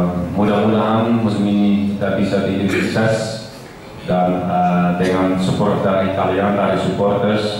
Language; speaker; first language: Indonesian; non-native, fluent; Dutch